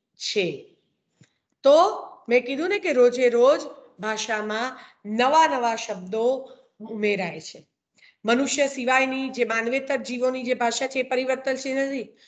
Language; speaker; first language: Gujarati; non-native, local second language; Kachhi